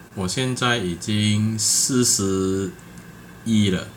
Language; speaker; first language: Chinese; non-native, local second language; Cantonese